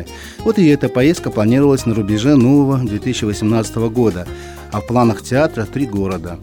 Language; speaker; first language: Russian; native; Russian